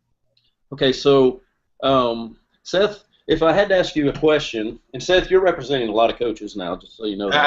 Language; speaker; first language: English; native; English